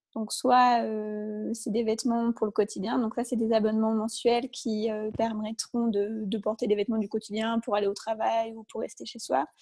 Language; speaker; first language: French; native; French